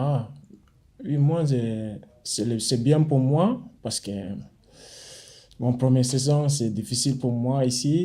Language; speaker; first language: French; non-native, learner; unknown